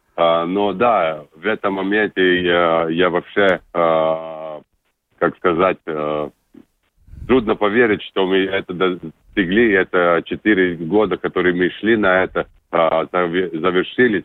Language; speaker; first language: Russian; non-native, local second language; Latvian